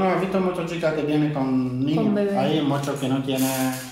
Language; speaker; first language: Spanish; non-native, learner; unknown